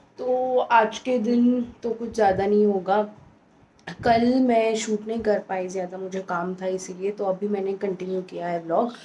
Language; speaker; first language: Hindi; native; Hindi